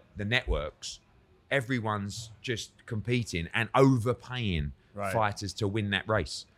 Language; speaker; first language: English; native; English